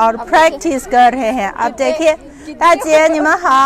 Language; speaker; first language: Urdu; non-native, fluent; Chinese